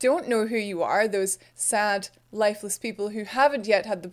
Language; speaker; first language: English; native; English